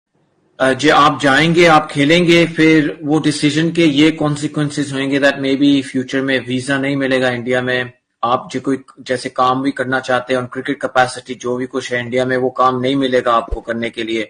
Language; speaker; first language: Hindi; non-native, fluent; English